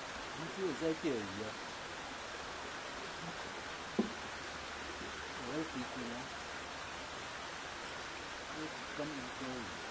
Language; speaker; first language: Chinese; native; Chinese